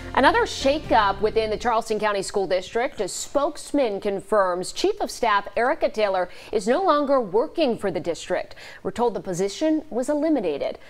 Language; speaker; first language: English; native; English